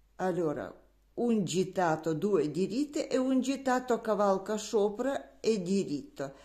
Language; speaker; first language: Italian; non-native, learner; Russian